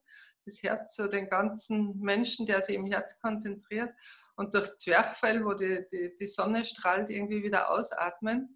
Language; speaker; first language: German; native; German